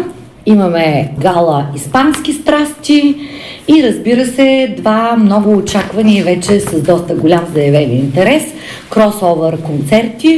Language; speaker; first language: Bulgarian; native; Bulgarian